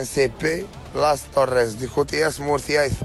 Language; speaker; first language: Spanish; non-native, learner; Arabic